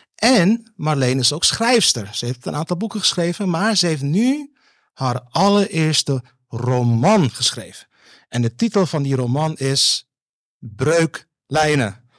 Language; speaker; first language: Dutch; early bilingual, other home language; Turkish